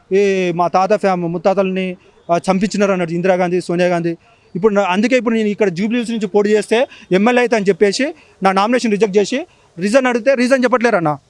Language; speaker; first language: Telugu; native; Telugu